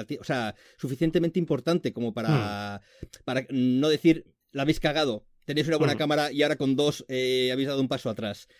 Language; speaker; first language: Spanish; native; Spanish